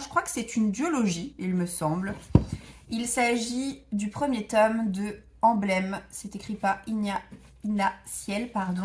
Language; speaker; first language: French; native; French